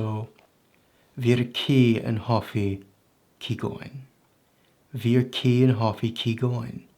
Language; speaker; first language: Welsh; non-native, local second language; English